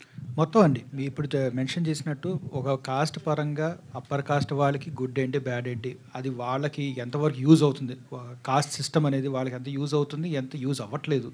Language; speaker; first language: Telugu; native; Telugu